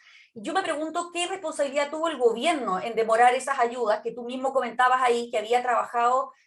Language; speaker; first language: Spanish; native; Spanish